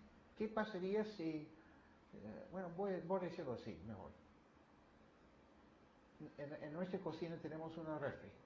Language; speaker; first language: Spanish; non-native, fluent; English